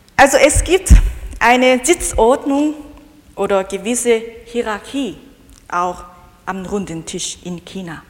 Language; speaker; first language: German; non-native, fluent; Korean